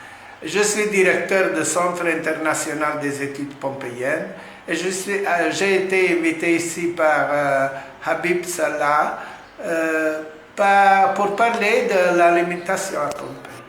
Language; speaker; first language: French; non-native, fluent; Italian